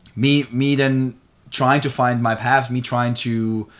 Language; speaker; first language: English; non-native, fluent; German